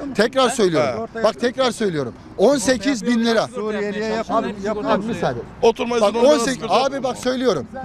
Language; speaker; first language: Turkish; non-native, fluent; Arabic